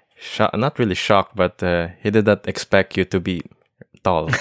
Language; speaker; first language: English; non-native, local second language; Filipino